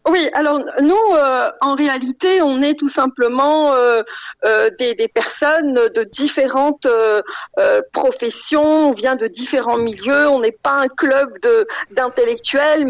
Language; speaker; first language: French; non-native, local second language; Arabic